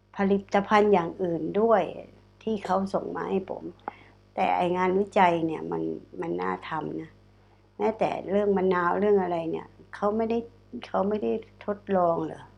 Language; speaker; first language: Thai; non-native, local second language; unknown